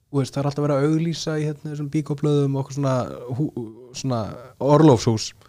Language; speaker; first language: Icelandic; early bilingual, other home language; Portuguese